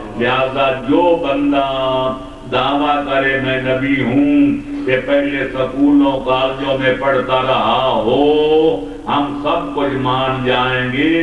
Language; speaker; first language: Urdu; non-native, local second language; Punjabi